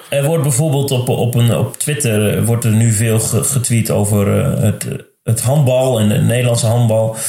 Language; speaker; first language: Dutch; native; Dutch